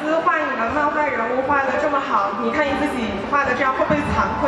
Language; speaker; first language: Chinese; native; Chinese